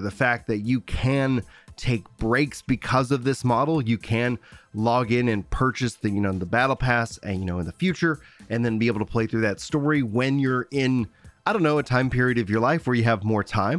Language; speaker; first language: English; native; English